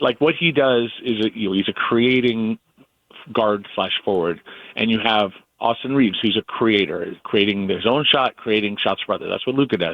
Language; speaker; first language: English; native; English